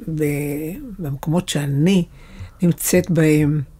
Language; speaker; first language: Hebrew; native; Hebrew